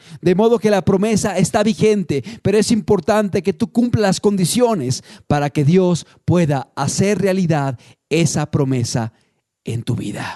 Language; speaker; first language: Spanish; native; Spanish